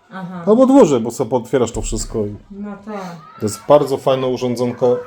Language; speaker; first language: Polish; native; Polish